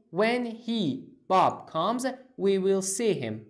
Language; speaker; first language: English; non-native, fluent; Persian